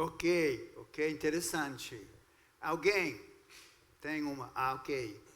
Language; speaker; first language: Portuguese; non-native, fluent; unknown